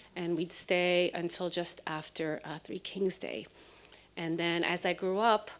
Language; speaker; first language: English; early bilingual, other home language; Spanish